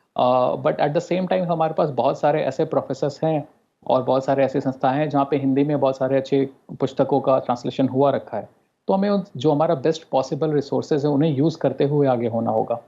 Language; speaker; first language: Hindi; non-native, local second language; Bhojpuri